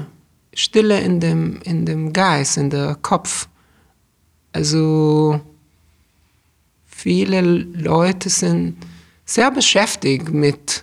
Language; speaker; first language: German; non-native, fluent; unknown